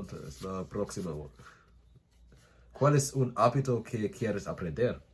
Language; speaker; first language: Spanish; non-native, learner; English